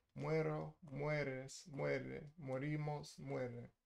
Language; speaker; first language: Spanish; non-native, learner; English